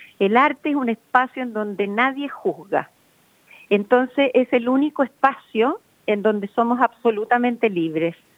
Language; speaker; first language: Spanish; native; Spanish